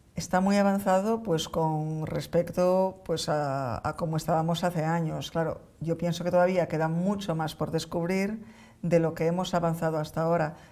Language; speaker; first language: Spanish; native; Spanish